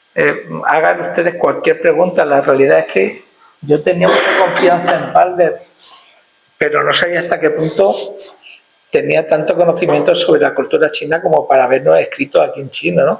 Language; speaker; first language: Spanish; native; Spanish